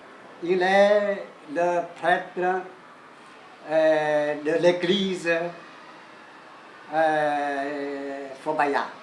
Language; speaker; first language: French; non-native, learner; Chinese